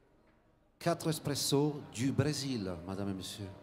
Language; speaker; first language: French; native; French